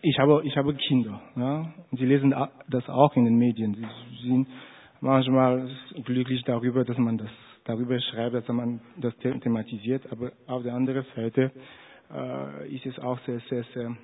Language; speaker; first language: German; non-native, fluent; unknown